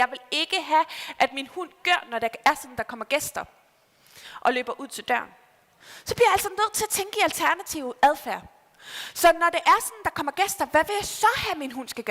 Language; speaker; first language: Danish; native; Danish